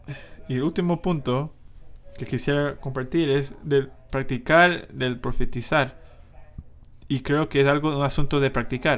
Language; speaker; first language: Spanish; non-native, fluent; English